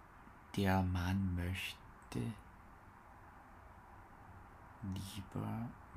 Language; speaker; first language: German; non-native, learner; English